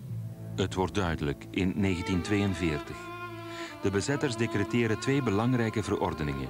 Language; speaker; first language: Dutch; native; Dutch